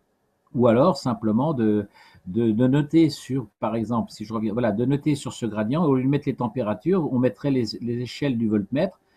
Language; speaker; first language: French; native; French